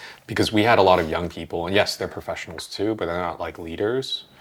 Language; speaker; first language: English; early bilingual, other home language; Vietnamese